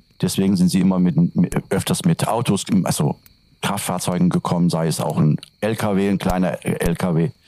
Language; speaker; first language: German; non-native, fluent; Turkish